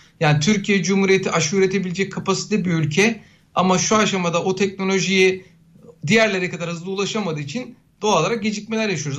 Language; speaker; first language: Turkish; native; Turkish